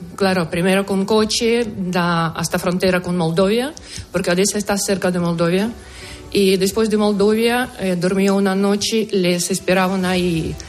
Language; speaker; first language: Spanish; non-native, fluent; Ukrainian